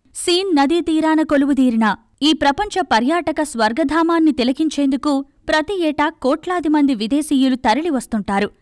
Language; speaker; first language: Telugu; native; Telugu